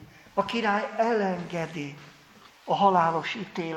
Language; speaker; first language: Hungarian; native; Hungarian